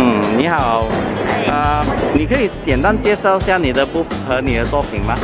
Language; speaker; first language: Chinese; non-native, local second language; Cantonese